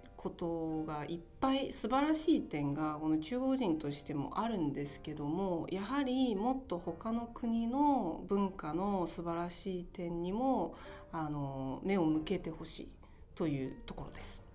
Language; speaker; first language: Japanese; non-native, fluent; Chinese